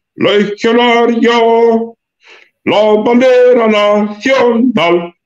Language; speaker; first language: Spanish; non-native, local second language; Fang